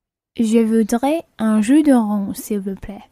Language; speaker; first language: French; non-native, learner; English